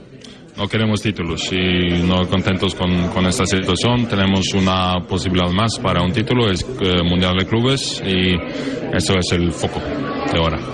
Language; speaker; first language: Spanish; non-native, learner; Norwegian